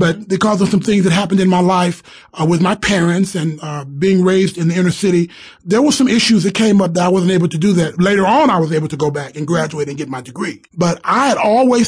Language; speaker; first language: English; native; English